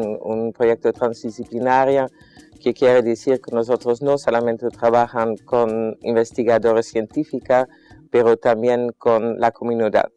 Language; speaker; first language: Spanish; non-native, fluent; Dutch